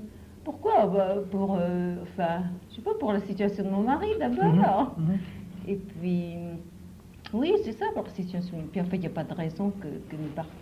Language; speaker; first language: French; native; French